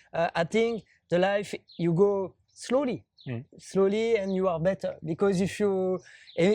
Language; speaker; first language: English; non-native, learner; French